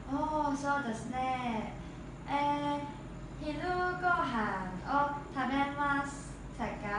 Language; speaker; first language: Japanese; non-native, learner; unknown